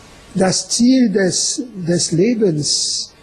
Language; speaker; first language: German; non-native, fluent; French